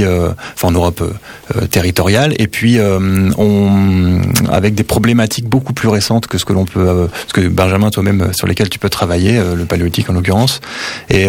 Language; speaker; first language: French; native; French